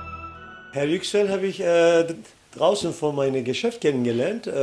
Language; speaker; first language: German; non-native, fluent; Turkish